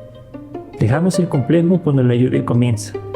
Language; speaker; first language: Spanish; native; Spanish